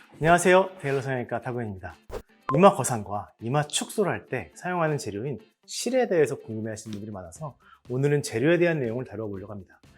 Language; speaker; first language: Korean; native; Korean